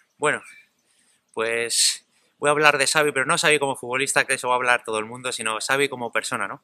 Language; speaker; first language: Spanish; native; Spanish